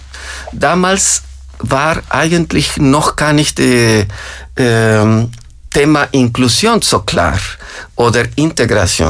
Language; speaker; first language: German; non-native, fluent; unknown